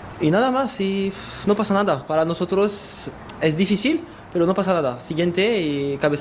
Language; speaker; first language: Spanish; non-native, learner; French